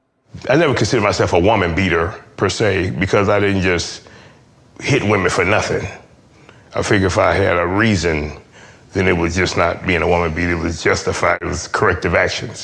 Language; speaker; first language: English; native; English